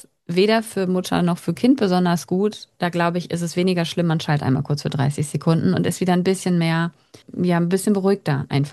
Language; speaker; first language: German; native; German